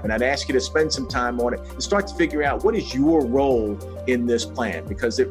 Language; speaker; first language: English; native; English